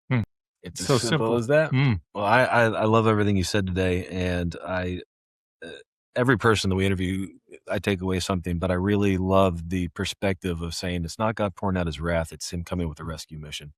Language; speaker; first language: English; native; English